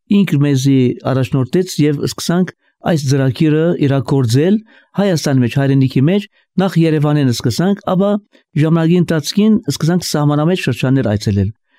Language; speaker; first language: Armenian; early bilingual, heritage; Armenian